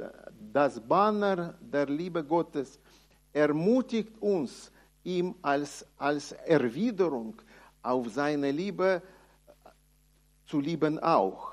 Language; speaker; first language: German; non-native, fluent; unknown